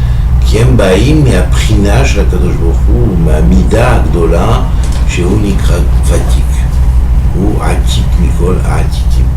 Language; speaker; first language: Hebrew; non-native, fluent; French